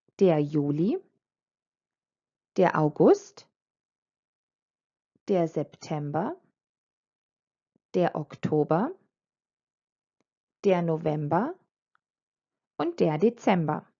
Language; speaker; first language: German; non-native, fluent; Croatian